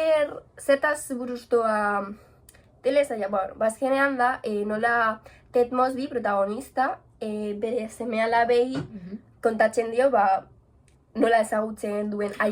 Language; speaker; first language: Basque; non-native, local second language; Spanish